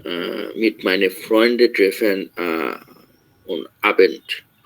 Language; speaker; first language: German; non-native, learner; Bangla